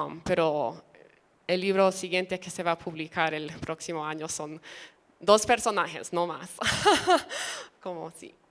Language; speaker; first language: Spanish; early bilingual, other home language; English